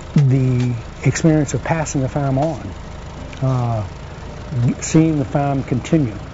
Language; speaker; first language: English; native; English